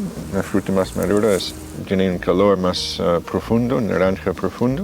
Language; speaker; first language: Spanish; non-native, fluent; English